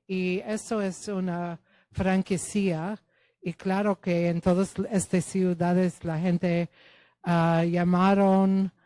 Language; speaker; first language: Spanish; non-native, fluent; Polish